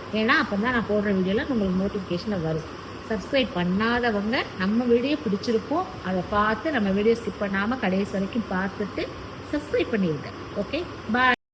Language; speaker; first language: Tamil; native; Tamil